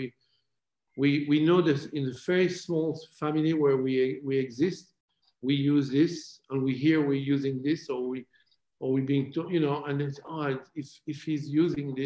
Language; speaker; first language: English; non-native, fluent; French